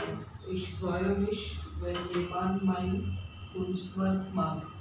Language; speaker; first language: German; non-native, learner; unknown